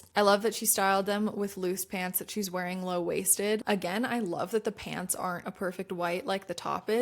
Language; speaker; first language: English; native; English